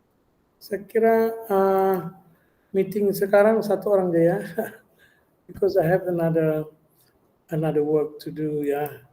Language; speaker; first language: Indonesian; native; Indonesian